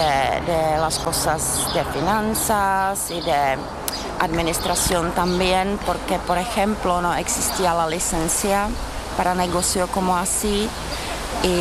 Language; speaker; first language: Spanish; non-native, learner; Czech